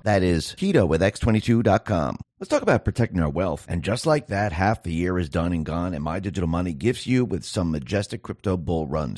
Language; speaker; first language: English; native; English